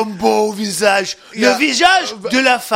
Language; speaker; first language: French; non-native, learner; English